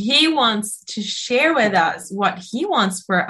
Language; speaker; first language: English; non-native, fluent; Portuguese